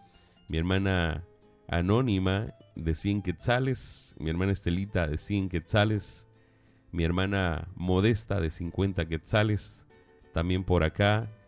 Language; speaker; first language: Spanish; native; Spanish